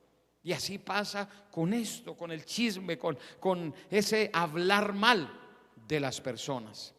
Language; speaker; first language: Spanish; native; Spanish